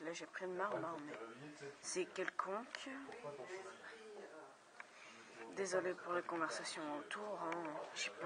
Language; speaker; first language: French; native; French